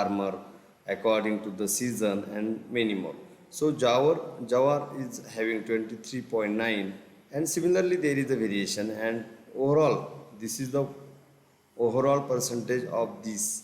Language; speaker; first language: English; non-native, local second language; Marathi